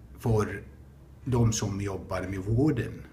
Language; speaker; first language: Swedish; non-native, fluent; Arabic